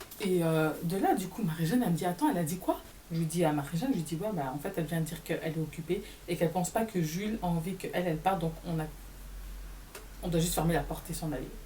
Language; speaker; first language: French; native; French